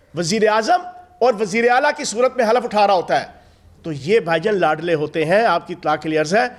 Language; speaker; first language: Urdu; native; Urdu